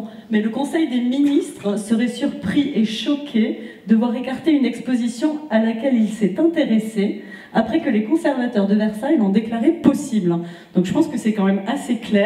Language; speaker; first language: French; native; French